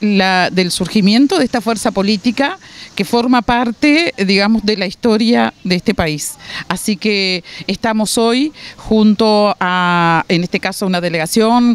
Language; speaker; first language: Spanish; native; Spanish